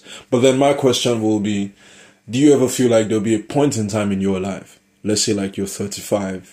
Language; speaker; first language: English; non-native, local second language; Yoruba